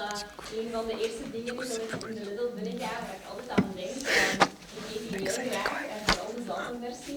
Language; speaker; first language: Dutch; native; Dutch